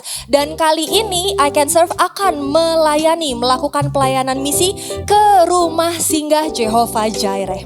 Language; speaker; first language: Indonesian; native; Indonesian